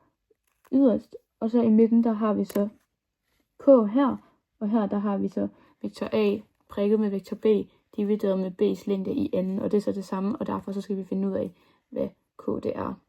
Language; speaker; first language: Danish; native; Danish